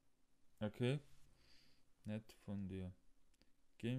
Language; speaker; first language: German; non-native, learner; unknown